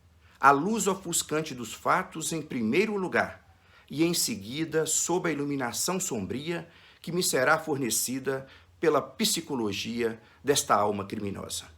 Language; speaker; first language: Portuguese; native; Portuguese